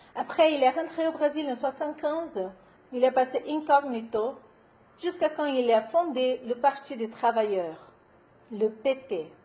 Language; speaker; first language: French; non-native, fluent; Portuguese